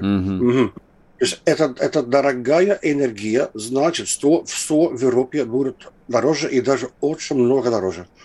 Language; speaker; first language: Russian; non-native, fluent; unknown